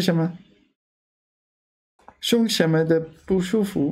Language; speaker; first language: Chinese; non-native, learner; English